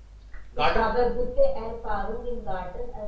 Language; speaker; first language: German; non-native, learner; Hindi